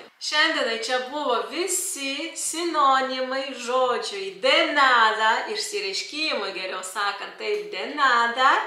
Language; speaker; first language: Lithuanian; non-native, local second language; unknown